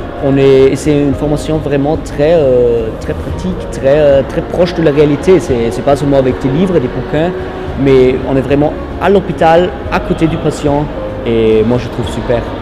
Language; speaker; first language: French; non-native, fluent; German